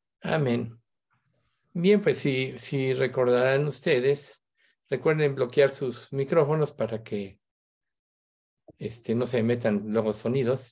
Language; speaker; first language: Spanish; native; Spanish